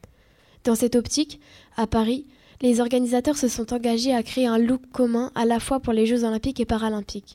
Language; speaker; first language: French; native; French